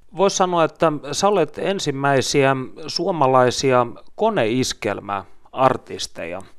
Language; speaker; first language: Finnish; native; Finnish